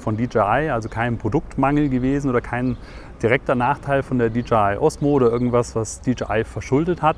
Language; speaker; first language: German; native; German